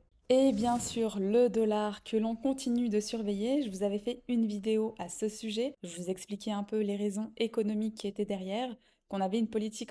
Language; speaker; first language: French; native; French